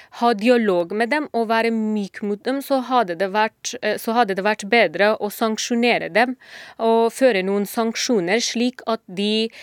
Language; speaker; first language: Norwegian; non-native, fluent; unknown